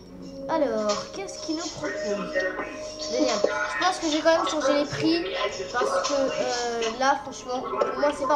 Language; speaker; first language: French; native; French